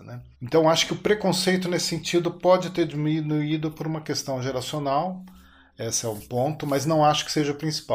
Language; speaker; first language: Portuguese; native; Portuguese